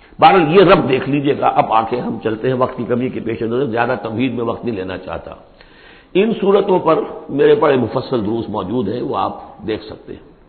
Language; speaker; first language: Urdu; native; Urdu